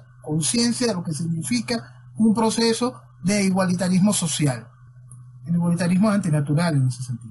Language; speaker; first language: Spanish; native; Spanish